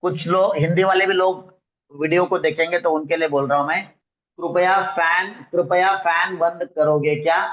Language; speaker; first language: Hindi; non-native, local second language; Marathi